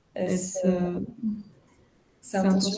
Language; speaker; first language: Spanish; non-native, learner; French